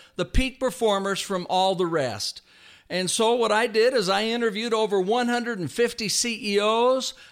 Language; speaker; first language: English; native; English